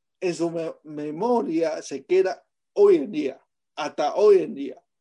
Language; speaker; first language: Spanish; non-native, fluent; Chinese